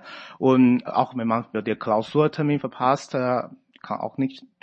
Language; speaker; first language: German; non-native, fluent; Chinese